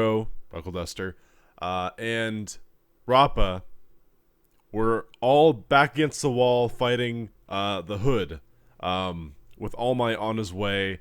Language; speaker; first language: English; native; English